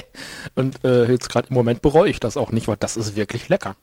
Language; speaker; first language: German; native; German